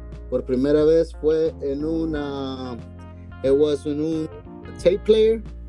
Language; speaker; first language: Spanish; native; Spanish